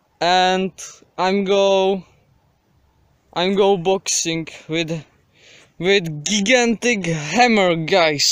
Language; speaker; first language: English; non-native, learner; Czech